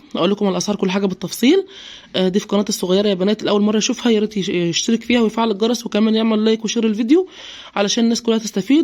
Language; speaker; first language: Arabic; native; Arabic